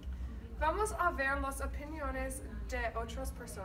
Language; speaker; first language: Spanish; non-native, learner; English